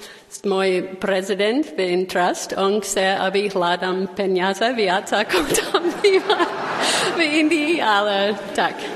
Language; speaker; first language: Slovak; non-native, learner; English